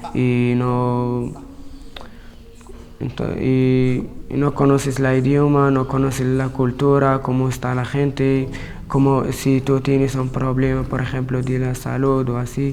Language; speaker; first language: Spanish; non-native, learner; Arabic